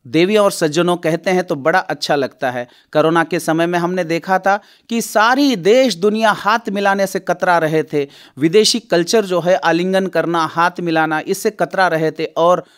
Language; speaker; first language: Hindi; non-native, local second language; Marathi